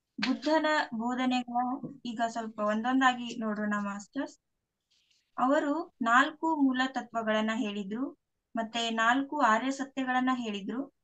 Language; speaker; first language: Kannada; non-native, local second language; Lambadi